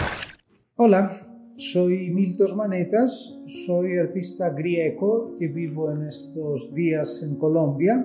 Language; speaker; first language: Spanish; non-native, fluent; Greek